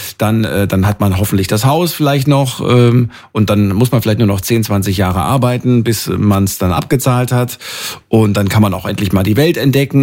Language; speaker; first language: German; native; German